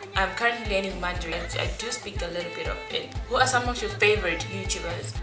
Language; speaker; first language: English; non-native, local second language; Shona